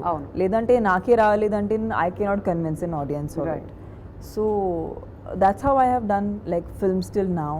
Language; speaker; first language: Telugu; non-native, fluent; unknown